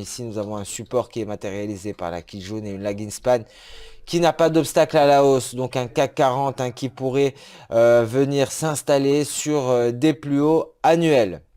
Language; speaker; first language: French; native; French